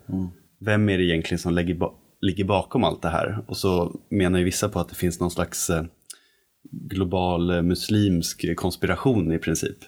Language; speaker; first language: Swedish; native; Swedish